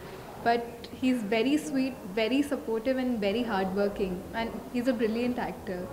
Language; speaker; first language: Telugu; non-native, fluent; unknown